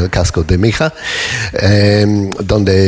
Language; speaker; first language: Spanish; non-native, fluent; English